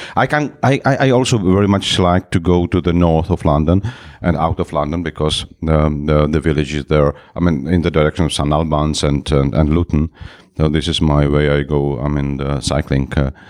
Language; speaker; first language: English; non-native, fluent; Czech